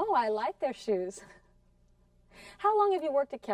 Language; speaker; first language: English; non-native, fluent; Spanish